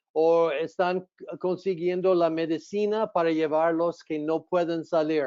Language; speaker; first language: Spanish; non-native, fluent; English